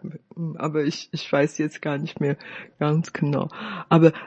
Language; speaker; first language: German; non-native, fluent; Chinese